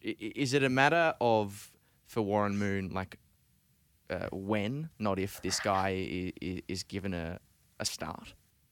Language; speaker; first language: English; native; English